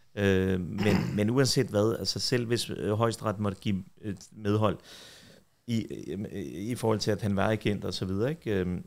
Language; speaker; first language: Danish; early bilingual, other home language; Kurdish